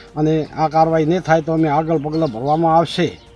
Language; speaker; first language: Gujarati; native; Gujarati